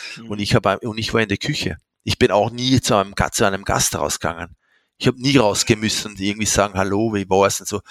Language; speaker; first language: German; non-native, fluent; French